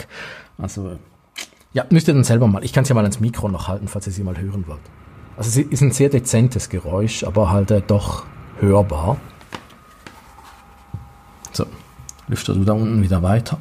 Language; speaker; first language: German; native; German